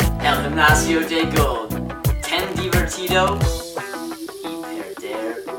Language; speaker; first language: Spanish; non-native, learner; English